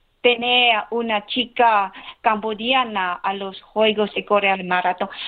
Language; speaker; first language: Spanish; non-native, learner; Khmer